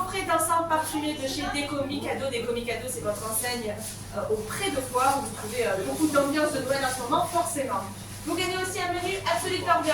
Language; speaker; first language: French; native; French